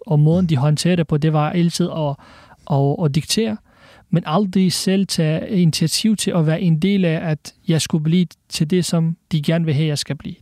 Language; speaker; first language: Danish; early bilingual, other home language; Arabic